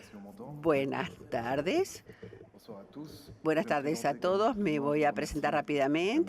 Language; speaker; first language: Spanish; non-native, fluent; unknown